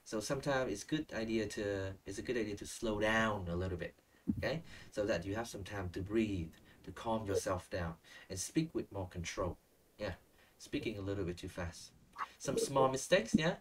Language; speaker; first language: English; non-native, fluent; Vietnamese